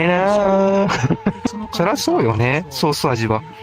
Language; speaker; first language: Japanese; native; Japanese